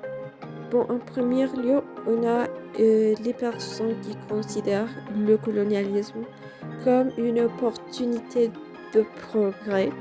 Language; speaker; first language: French; non-native, fluent; Spanish